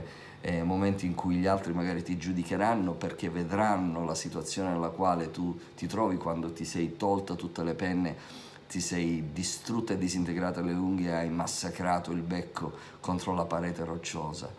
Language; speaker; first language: Italian; native; Italian